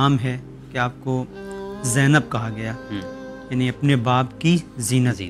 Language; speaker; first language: Urdu; native; Urdu